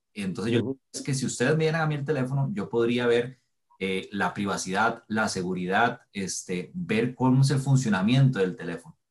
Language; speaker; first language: Spanish; native; Spanish